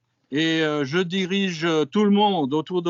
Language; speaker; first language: French; non-native, fluent; English